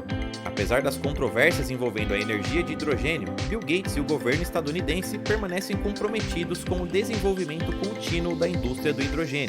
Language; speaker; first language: Portuguese; native; Portuguese